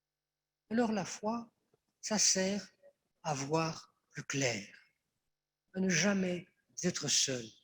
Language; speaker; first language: French; native; French